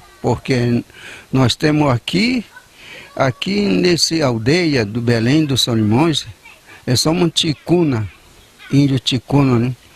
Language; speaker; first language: Portuguese; non-native, local second language; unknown